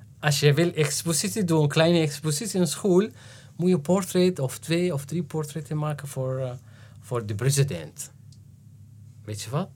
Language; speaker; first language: Dutch; non-native, learner; Arabic